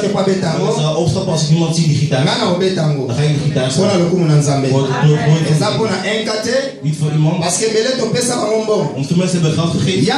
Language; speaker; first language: Dutch; non-native, learner; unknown